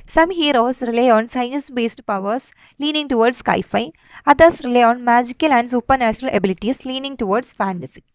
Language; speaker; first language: English; non-native, local second language; Malayalam